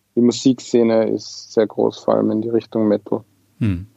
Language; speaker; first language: German; native; German